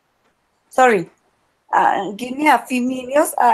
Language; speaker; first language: English; non-native, learner; Spanish